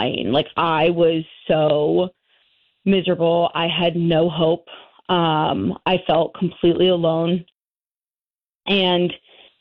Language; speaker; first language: English; native; English